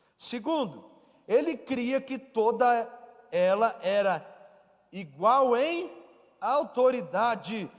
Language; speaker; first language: Portuguese; native; Portuguese